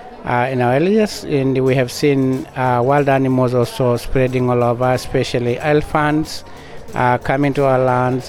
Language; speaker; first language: English; non-native, local second language; Masai